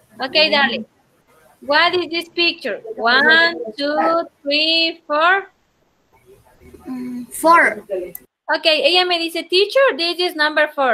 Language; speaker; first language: English; non-native, learner; Spanish